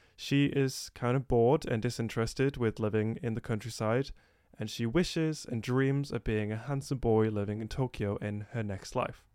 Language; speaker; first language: English; native; English